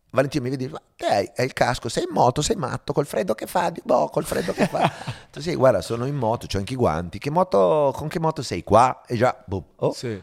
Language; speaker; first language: Italian; native; Italian